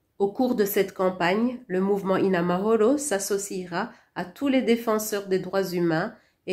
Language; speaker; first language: French; non-native, local second language; Rundi